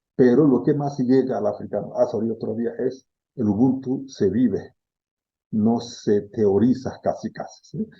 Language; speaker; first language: Spanish; non-native, fluent; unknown